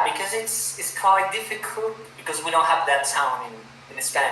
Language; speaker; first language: English; non-native, fluent; Spanish